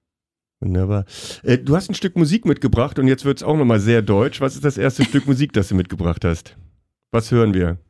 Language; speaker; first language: German; native; German